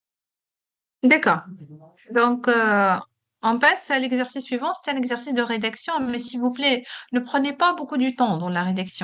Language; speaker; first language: French; non-native, local second language; Arabic